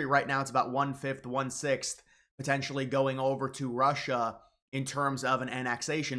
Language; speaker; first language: English; native; English